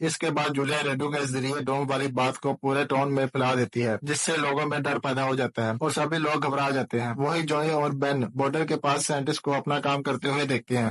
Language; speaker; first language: Hindi; native; Hindi